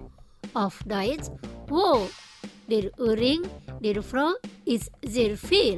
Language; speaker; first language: German; non-native, fluent; Indonesian